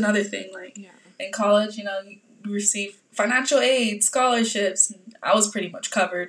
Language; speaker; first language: English; native; English